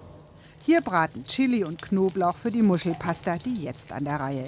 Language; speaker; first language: German; native; German